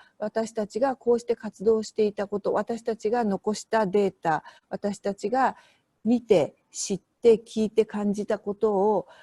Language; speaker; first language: Japanese; native; Japanese